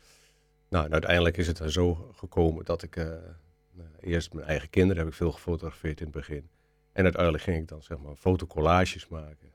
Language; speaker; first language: Dutch; native; Dutch